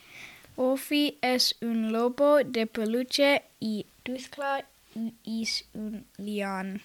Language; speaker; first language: Spanish; non-native, learner; English